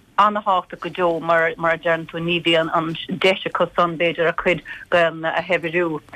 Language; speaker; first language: Irish; native; Irish